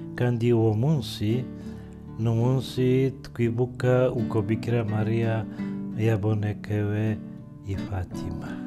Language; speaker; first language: Kinyarwanda; non-native, fluent; Polish